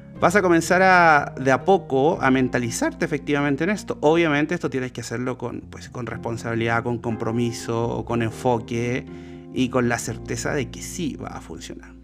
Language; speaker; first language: Spanish; native; Spanish